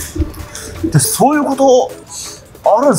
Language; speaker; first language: Japanese; native; Japanese